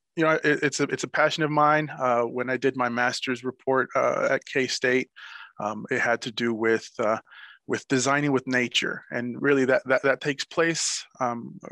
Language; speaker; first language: English; native; English